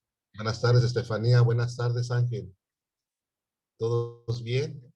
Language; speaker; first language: Spanish; native; Spanish